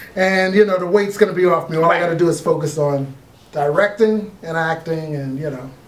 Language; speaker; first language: English; native; English